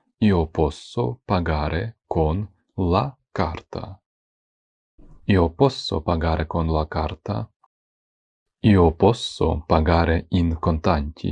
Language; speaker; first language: Italian; non-native, fluent; Ukrainian